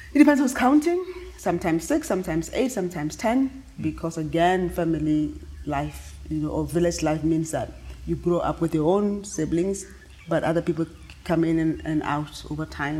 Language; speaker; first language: English; non-native, local second language; Tswana